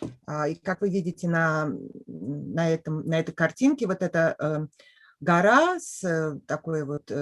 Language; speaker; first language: Russian; native; Russian